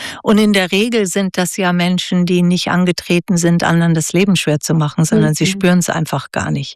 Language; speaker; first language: German; native; German